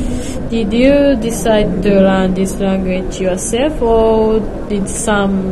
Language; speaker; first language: English; non-native, learner; Japanese